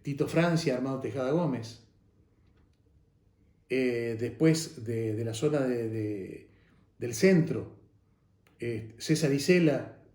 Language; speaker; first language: Spanish; native; Spanish